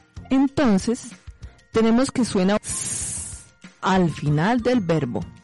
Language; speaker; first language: Spanish; native; Spanish